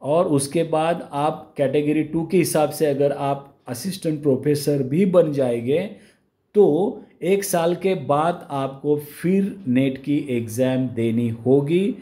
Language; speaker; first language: Hindi; non-native, local second language; Marathi